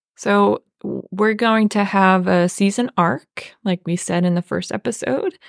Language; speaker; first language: English; native; English